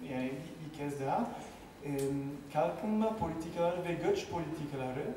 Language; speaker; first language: Turkish; non-native, fluent; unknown